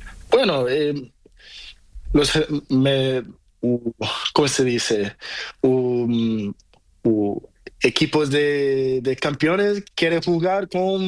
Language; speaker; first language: Spanish; non-native, learner; Portuguese